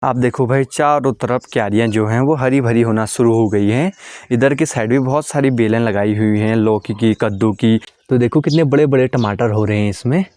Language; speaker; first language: Hindi; non-native, local second language; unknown